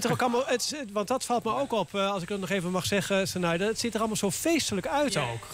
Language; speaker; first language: Dutch; native; Dutch